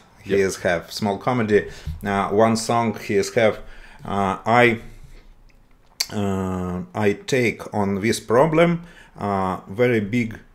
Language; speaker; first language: English; non-native, learner; Russian